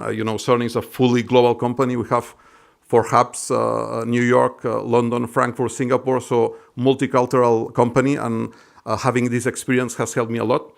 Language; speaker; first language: English; non-native, fluent; Catalan